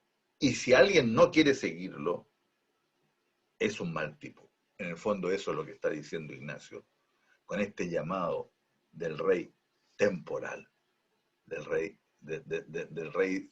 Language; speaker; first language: Spanish; native; Spanish